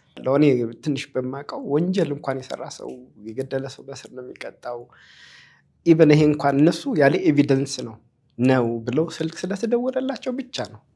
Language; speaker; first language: Amharic; native; Amharic